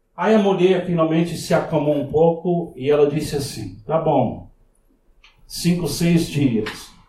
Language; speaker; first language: Portuguese; non-native, fluent; English